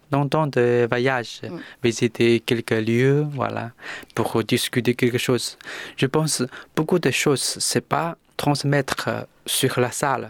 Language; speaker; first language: French; non-native, learner; Chinese